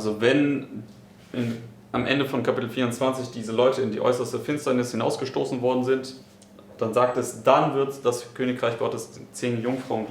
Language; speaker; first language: German; native; German